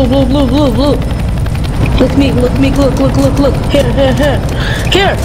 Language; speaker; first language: English; non-native, learner; Hungarian